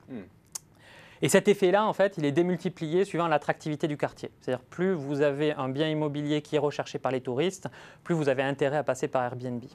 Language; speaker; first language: French; native; French